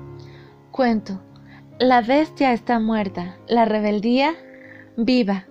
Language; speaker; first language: Spanish; native; Spanish